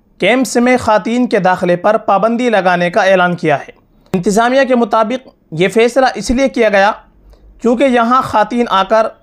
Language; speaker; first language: Urdu; native; Urdu